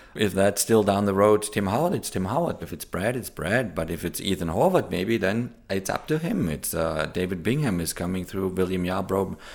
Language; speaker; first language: English; non-native, fluent; German